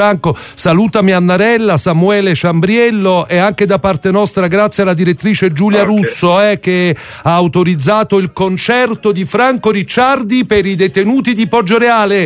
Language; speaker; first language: Italian; native; Italian